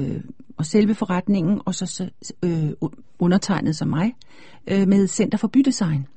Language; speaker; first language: Danish; native; Danish